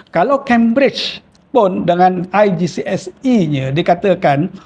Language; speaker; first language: Malay; native; Malay